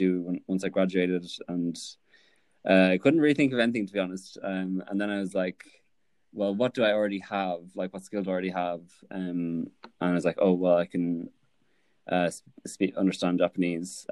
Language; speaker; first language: English; native; English